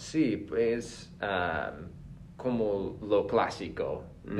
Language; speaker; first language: Spanish; non-native, fluent; English